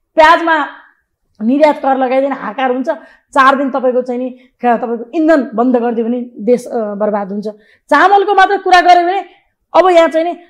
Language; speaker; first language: Nepali; native; Nepali